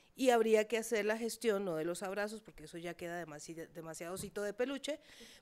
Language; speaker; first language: Spanish; native; Spanish